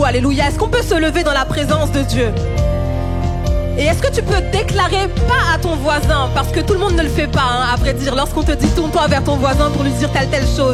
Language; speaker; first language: French; native; French